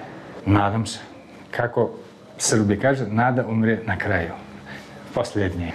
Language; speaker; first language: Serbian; non-native, fluent; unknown